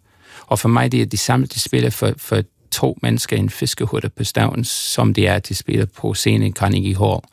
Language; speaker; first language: Danish; non-native, fluent; English